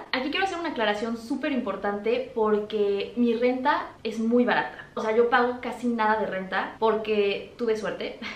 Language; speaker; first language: Spanish; native; Spanish